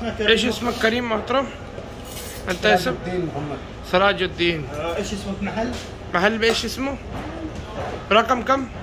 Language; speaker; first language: Arabic; non-native, learner; Urdu